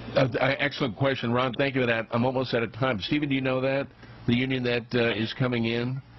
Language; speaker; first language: English; native; English